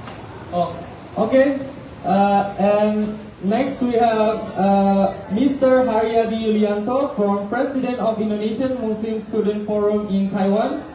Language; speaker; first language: English; non-native, fluent; Indonesian